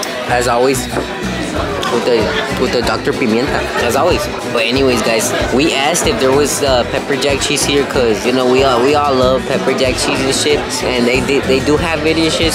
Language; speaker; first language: English; early bilingual, other home language; Spanish